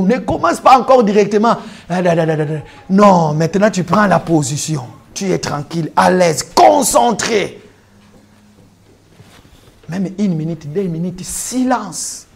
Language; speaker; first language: French; non-native, local second language; Lingala